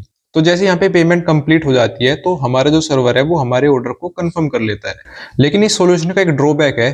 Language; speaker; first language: Hindi; native; Hindi